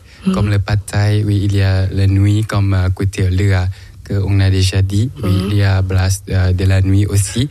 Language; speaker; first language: French; non-native, learner; Thai